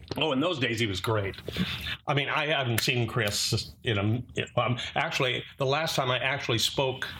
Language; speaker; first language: English; native; English